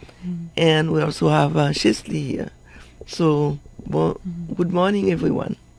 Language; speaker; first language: English; non-native, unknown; Haitian Creole